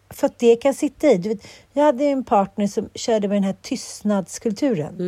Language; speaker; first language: Swedish; native; Swedish